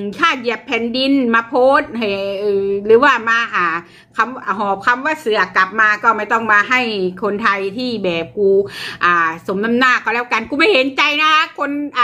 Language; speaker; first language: Thai; native; Thai